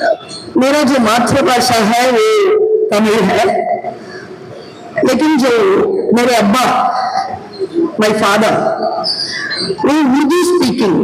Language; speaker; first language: Hindi; non-native, local second language; Tamil